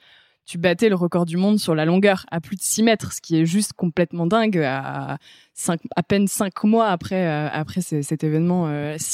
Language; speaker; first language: French; native; French